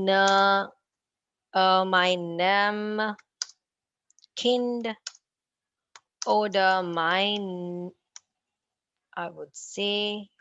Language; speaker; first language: German; non-native, fluent; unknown